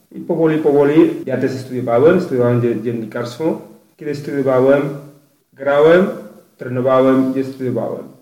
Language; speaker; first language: Polish; non-native, learner; Spanish